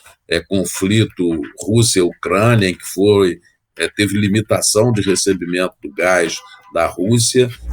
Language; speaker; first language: Portuguese; native; Portuguese